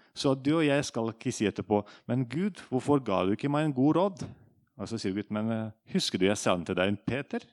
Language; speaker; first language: Norwegian; non-native, fluent; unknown